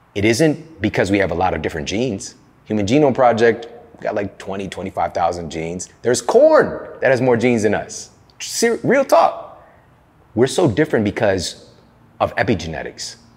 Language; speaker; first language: English; native; English